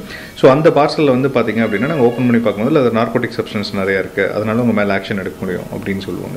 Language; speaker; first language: Tamil; native; Tamil